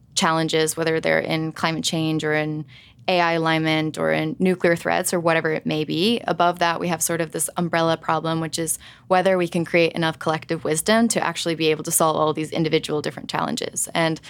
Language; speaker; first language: English; early bilingual, other home language; Finnish